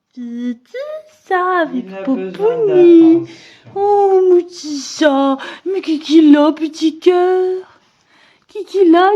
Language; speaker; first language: French; native; French